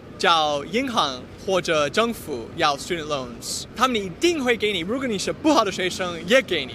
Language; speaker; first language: Chinese; non-native, fluent; English